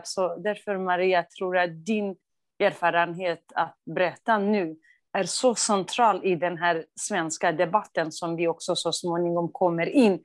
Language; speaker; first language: Swedish; non-native, fluent; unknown